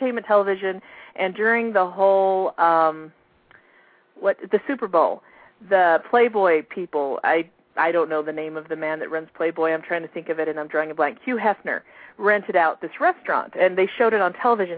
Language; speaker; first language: English; native; English